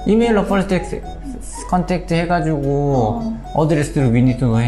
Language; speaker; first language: English; non-native, learner; Korean